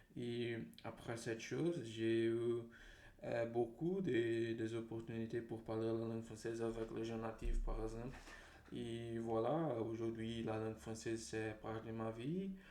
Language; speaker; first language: French; non-native, learner; Portuguese